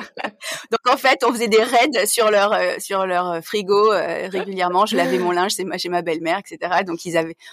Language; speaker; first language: French; native; French